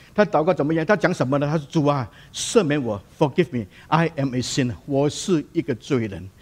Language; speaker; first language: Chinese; non-native, local second language; Cantonese